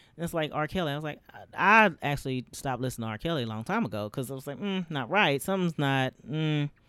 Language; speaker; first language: English; native; English